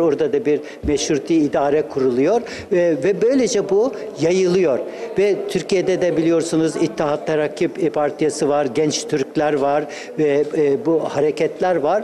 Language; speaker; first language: Turkish; early bilingual, other home language; Uzbek